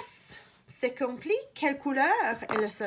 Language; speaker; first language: French; non-native, fluent; English